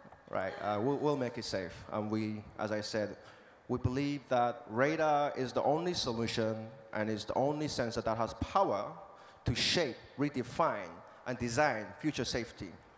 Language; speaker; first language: English; non-native, fluent; Korean